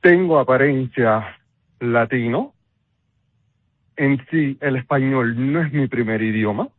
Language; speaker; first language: Spanish; non-native, fluent; Papiamento